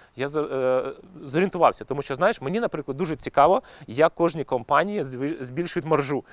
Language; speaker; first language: Ukrainian; non-native, local second language; Russian